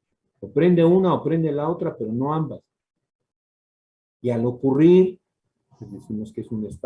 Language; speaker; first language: Spanish; native; Spanish